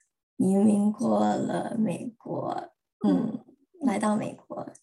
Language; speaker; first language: Chinese; early bilingual, heritage; Chinese